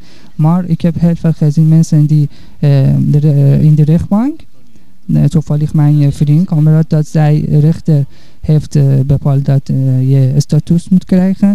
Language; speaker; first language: Dutch; non-native, learner; Persian